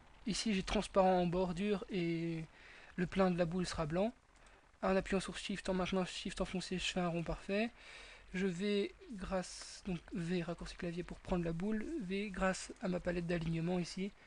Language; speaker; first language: French; native; French